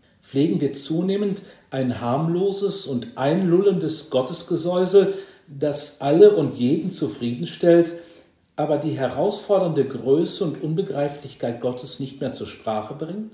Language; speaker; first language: German; native; German